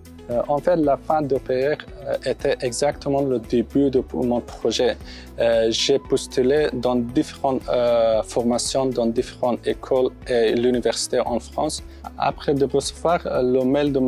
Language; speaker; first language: French; non-native, fluent; Persian